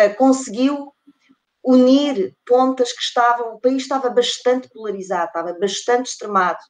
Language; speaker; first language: Portuguese; native; Portuguese